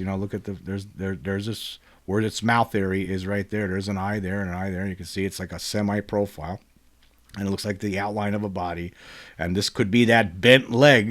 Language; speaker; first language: English; native; English